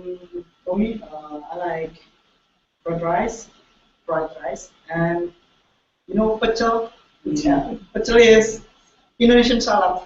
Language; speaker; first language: English; non-native, learner; Indonesian